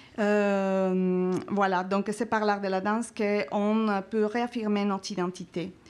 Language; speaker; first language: French; non-native, fluent; Spanish